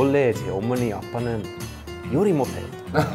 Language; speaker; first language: Korean; non-native, learner; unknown